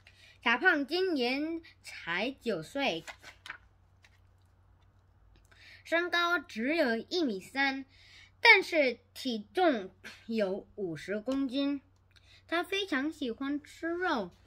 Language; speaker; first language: Chinese; non-native, learner; Korean